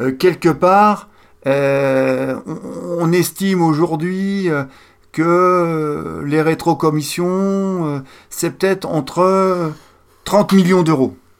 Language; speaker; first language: French; native; French